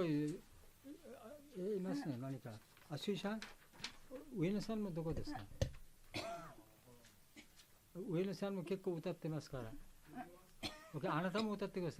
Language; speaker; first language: Japanese; non-native, learner; Bangla